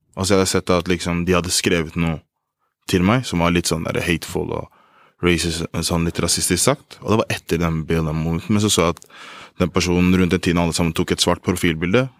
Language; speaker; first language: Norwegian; early bilingual, other home language; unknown